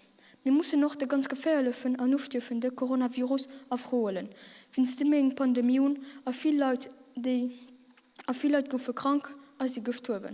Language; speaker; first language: German; non-native, learner; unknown